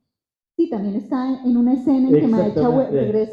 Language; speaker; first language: Spanish; native; Spanish